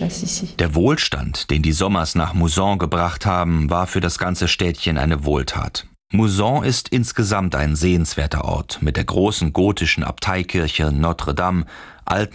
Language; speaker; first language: German; native; German